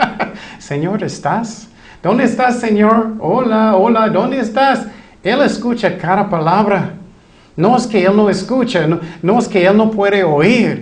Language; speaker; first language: Spanish; non-native, fluent; English